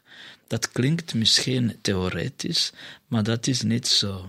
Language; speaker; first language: Dutch; non-native, fluent; Kinyarwanda